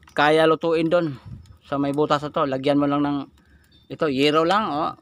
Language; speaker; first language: Filipino; non-native, local second language; Cebuano